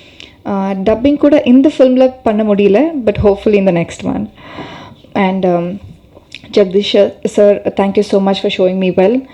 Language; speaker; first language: Tamil; non-native, learner; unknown